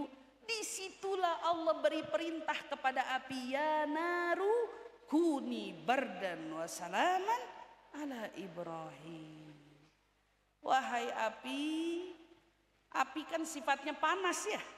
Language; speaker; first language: Indonesian; native; Indonesian